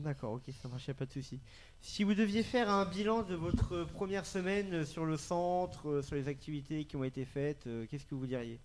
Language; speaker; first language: French; native; French